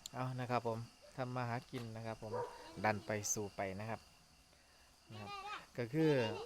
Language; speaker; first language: Thai; native; Thai